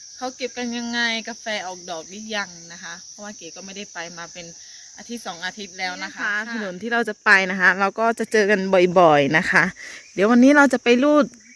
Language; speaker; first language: Thai; non-native, local second language; Akha